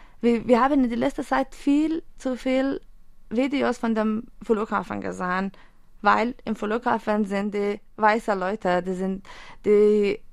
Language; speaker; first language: German; non-native, fluent; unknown